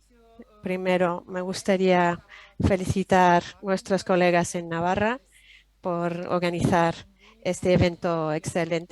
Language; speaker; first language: Spanish; non-native, fluent; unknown